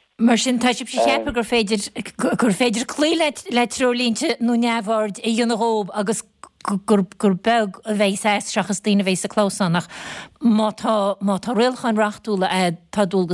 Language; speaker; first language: Irish; native; Irish